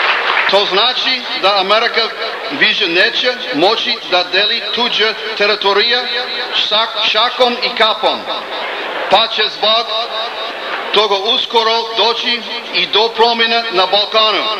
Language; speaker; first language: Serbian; non-native, learner; English